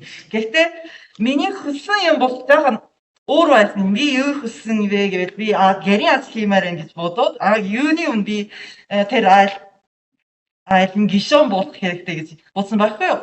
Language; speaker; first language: Mongolian; non-native, learner; Japanese